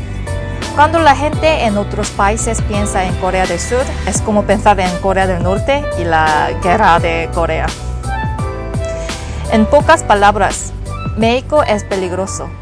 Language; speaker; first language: Spanish; non-native, fluent; Korean